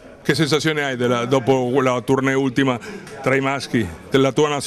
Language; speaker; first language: Italian; native; Italian